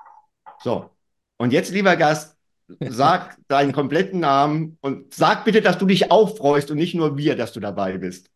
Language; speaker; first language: German; native; German